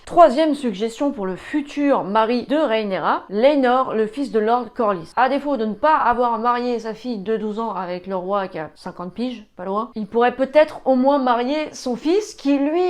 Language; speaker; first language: French; native; French